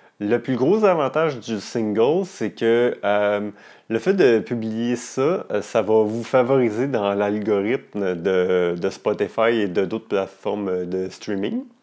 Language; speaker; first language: French; native; French